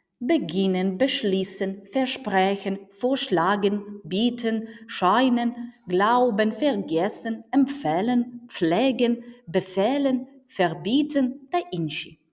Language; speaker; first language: German; non-native, fluent; Ukrainian